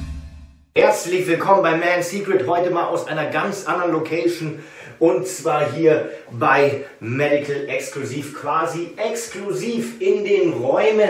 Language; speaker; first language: German; native; German